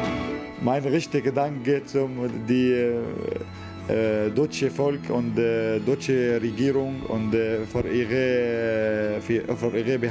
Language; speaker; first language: German; non-native, learner; Arabic